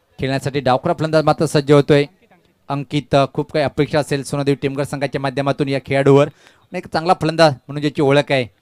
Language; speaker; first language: Marathi; native; Marathi